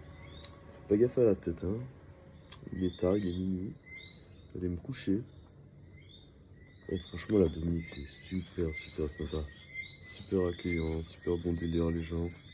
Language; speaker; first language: French; native; French